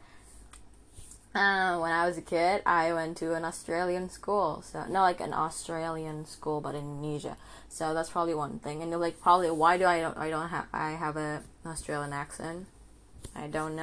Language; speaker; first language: English; non-native, fluent; Indonesian